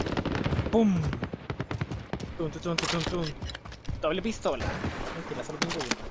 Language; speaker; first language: Spanish; native; Spanish